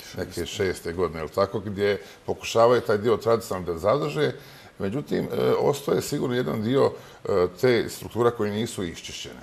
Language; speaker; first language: Bosnian; native; Bosnian